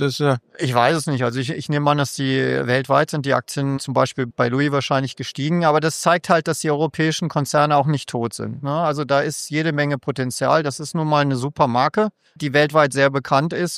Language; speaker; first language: German; native; German